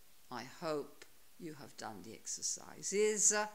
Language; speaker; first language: English; non-native, fluent; Italian